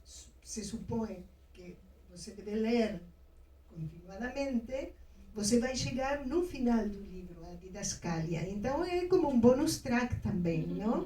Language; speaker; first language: Portuguese; non-native, fluent; Spanish